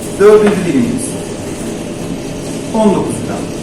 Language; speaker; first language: Turkish; native; Turkish